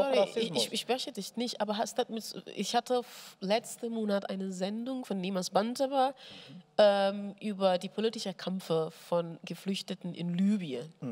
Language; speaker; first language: German; non-native, fluent; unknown